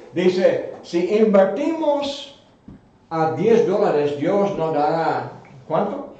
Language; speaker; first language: Spanish; non-native, fluent; English